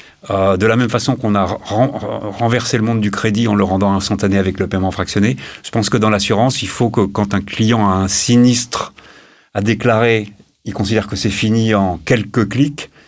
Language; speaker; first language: French; native; French